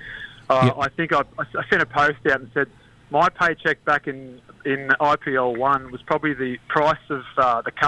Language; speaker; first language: English; native; English